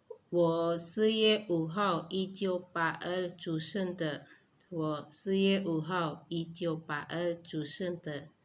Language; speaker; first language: Chinese; non-native, learner; Indonesian